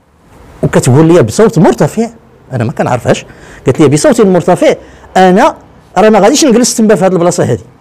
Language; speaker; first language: Arabic; native; Arabic